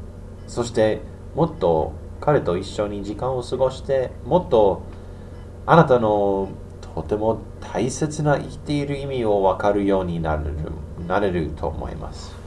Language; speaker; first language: Japanese; non-native, learner; English